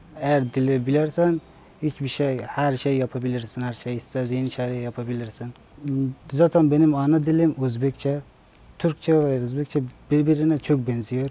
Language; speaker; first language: Turkish; non-native, learner; Uzbek